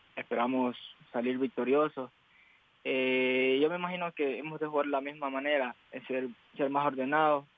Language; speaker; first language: Spanish; native; Spanish